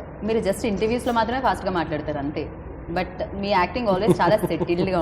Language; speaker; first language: Telugu; native; Telugu